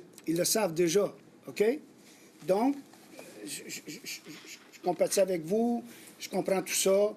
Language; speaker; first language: French; native; French